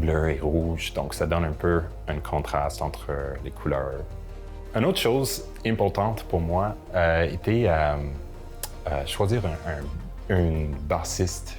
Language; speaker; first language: French; non-native, local second language; English